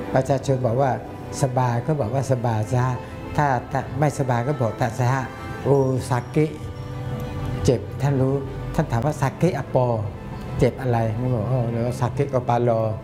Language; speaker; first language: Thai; non-native, local second language; Malay